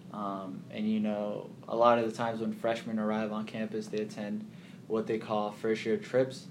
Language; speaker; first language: English; early bilingual, other home language; Somali